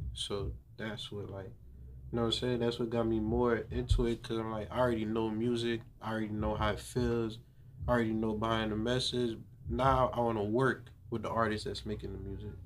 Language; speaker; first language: English; early bilingual, other home language; Haitian Creole